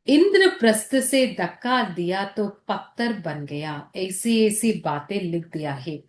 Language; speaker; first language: Hindi; non-native, local second language; Telugu